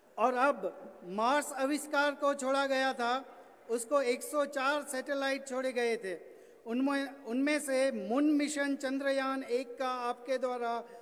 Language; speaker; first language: Hindi; non-native, local second language; Gujarati